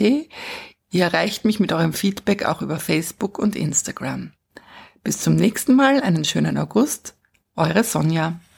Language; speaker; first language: German; native; German